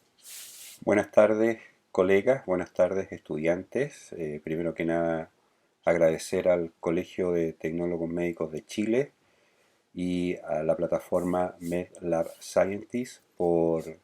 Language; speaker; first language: Spanish; native; Spanish